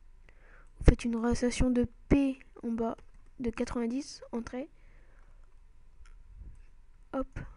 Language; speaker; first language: French; native; French